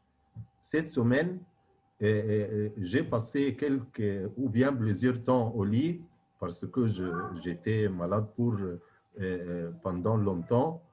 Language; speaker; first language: French; non-native, fluent; Arabic